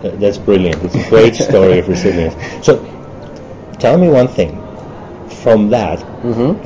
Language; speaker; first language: English; early bilingual, other home language; German